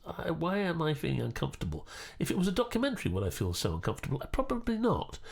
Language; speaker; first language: English; native; English